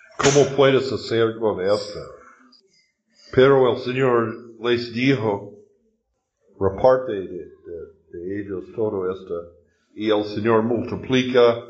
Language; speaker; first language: Spanish; non-native, learner; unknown